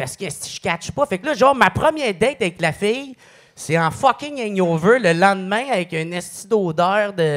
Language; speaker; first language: French; native; French